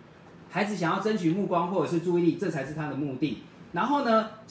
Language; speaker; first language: Chinese; native; Chinese